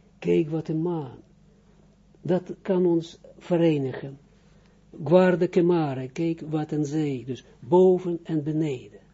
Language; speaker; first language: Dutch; non-native, fluent; Russian